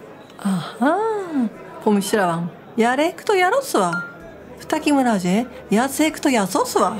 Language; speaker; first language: Polish; non-native, fluent; Japanese